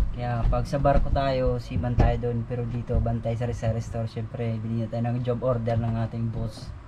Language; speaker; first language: Filipino; non-native, local second language; Cebuano